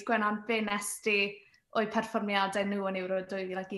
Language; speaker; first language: Welsh; native; Welsh